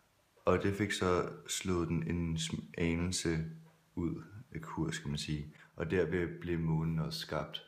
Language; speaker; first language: Danish; native; Danish